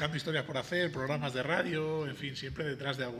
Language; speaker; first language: Spanish; native; Spanish